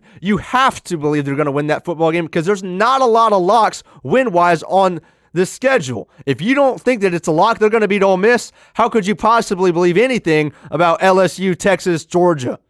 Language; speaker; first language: English; native; English